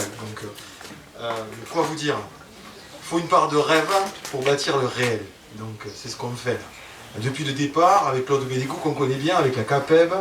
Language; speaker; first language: French; native; French